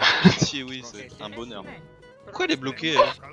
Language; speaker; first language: French; native; French